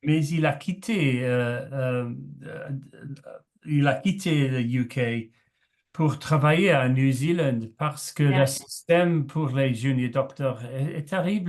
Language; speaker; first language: French; non-native, learner; English